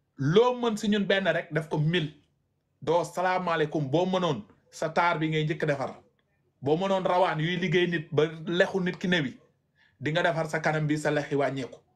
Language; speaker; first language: Wolof; non-native, local second language; Fula